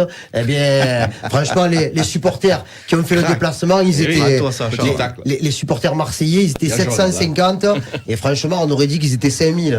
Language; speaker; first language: French; native; French